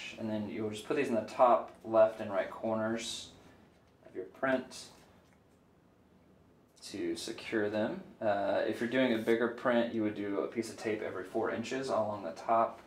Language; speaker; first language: English; native; English